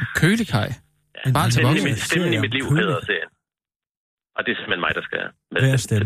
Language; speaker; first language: Danish; native; Danish